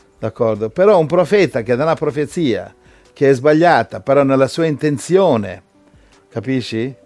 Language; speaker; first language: Italian; native; Italian